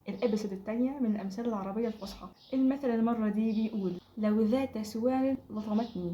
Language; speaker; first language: Arabic; native; Arabic